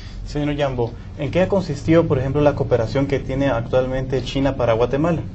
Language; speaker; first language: Spanish; native; Spanish